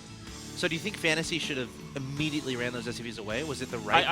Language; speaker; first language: English; native; English